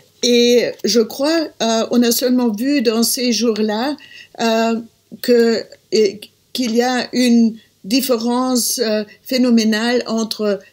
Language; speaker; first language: French; non-native, fluent; German